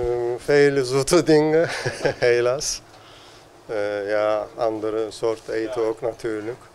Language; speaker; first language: Dutch; non-native, learner; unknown